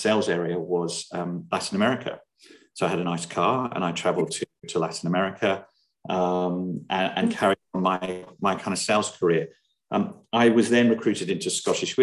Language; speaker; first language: English; native; English